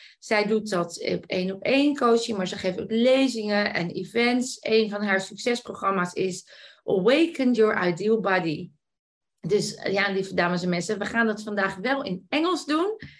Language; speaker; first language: Dutch; native; Dutch